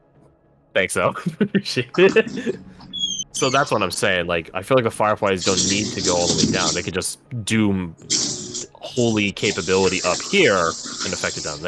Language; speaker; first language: English; native; English